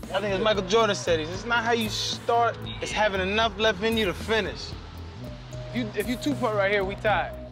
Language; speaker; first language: English; native; English